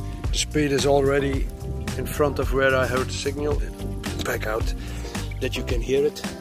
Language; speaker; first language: English; non-native, fluent; Dutch